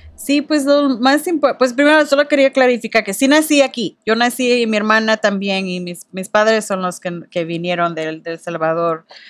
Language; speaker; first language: Spanish; early bilingual, heritage; Spanish